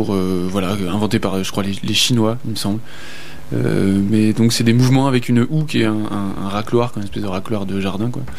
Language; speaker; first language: French; native; French